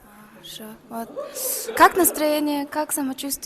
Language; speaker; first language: Russian; non-native, fluent; Mongolian